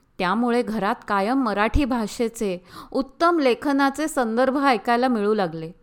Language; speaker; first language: Marathi; early bilingual, heritage; Marathi